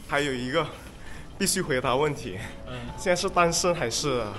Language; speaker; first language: Chinese; non-native, fluent; Indonesian